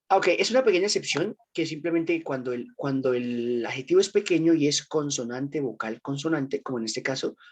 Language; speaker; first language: Spanish; native; Spanish